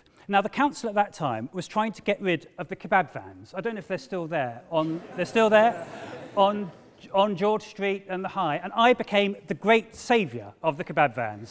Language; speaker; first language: English; native; English